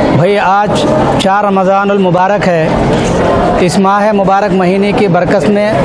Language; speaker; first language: Urdu; native; Urdu